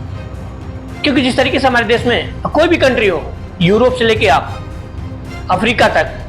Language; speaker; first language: Hindi; native; Hindi